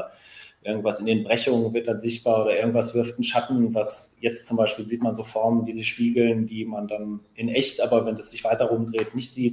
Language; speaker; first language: German; native; German